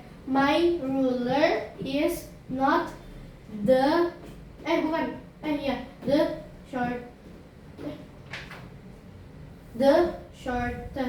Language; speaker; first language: English; non-native, learner; Indonesian